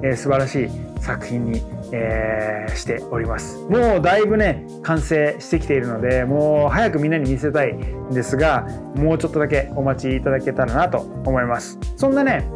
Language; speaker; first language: Japanese; early bilingual, other home language; French